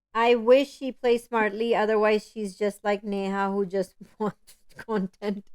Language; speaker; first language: English; non-native, local second language; Hindi